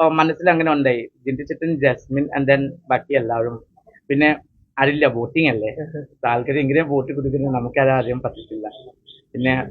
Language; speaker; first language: Malayalam; non-native, fluent; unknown